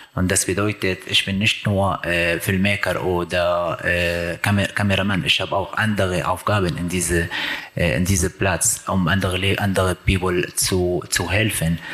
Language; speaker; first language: German; non-native, learner; Arabic